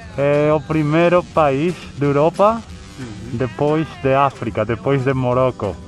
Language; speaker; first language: Portuguese; non-native, learner; Spanish